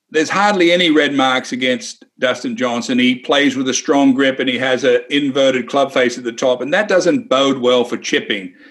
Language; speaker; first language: English; native; English